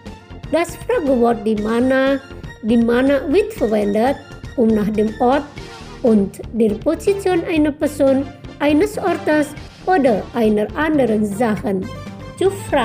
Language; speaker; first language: German; non-native, fluent; Indonesian